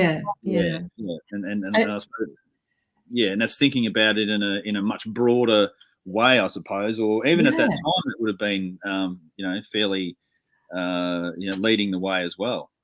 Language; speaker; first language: English; native; English